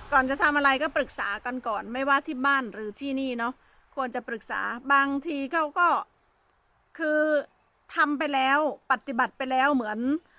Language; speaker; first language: Thai; native; Thai